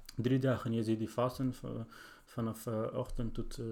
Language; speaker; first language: Dutch; non-native, learner; Arabic